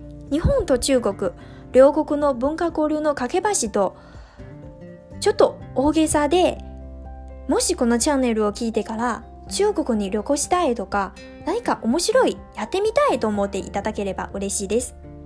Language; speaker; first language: Japanese; non-native, fluent; Chinese